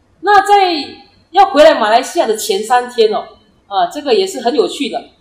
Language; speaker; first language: Chinese; early bilingual, heritage; Chinese